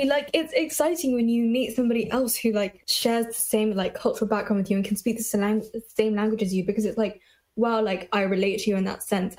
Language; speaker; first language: English; native; English